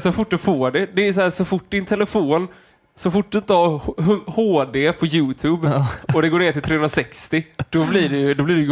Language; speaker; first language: Swedish; native; Swedish